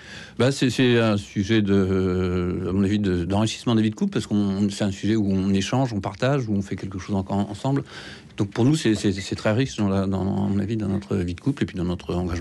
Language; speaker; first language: French; native; French